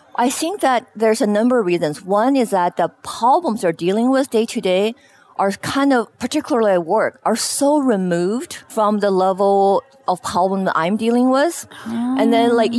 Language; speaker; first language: English; non-native, fluent; Chinese